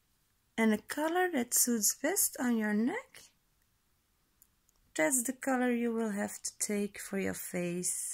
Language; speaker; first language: English; non-native, fluent; Dutch